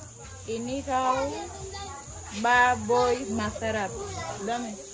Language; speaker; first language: Filipino; non-native, learner; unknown